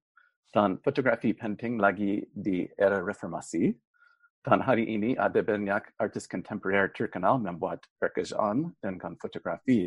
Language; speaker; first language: Indonesian; non-native, fluent; English